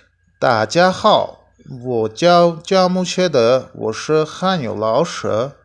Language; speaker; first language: Chinese; non-native, fluent; Tajik